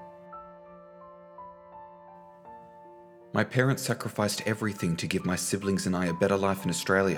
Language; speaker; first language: English; native; English